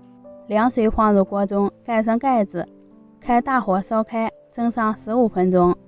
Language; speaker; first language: Chinese; native; Chinese